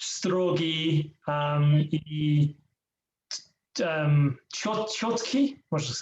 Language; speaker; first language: Russian; non-native, learner; English